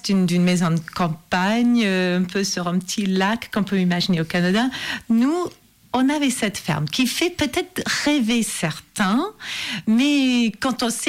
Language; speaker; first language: French; native; French